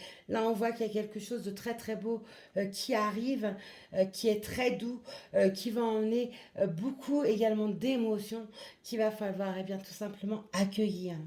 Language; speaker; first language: French; native; French